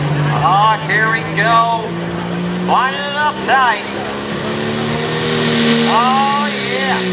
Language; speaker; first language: English; native; English